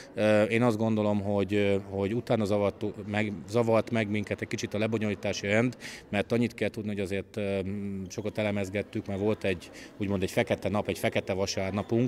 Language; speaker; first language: Hungarian; native; Hungarian